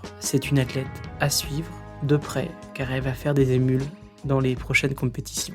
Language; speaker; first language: French; native; French